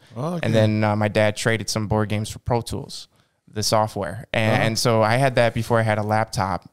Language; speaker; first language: Norwegian; non-native, learner; English